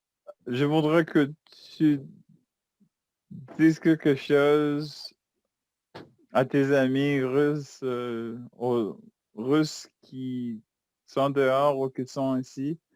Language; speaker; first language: French; non-native, fluent; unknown